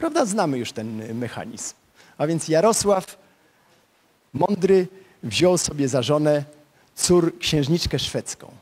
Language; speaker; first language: Polish; native; Polish